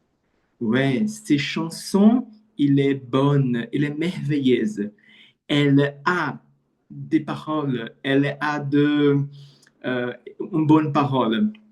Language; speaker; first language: French; non-native, learner; Portuguese